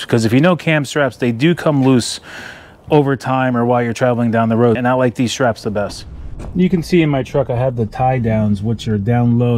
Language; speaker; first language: English; native; English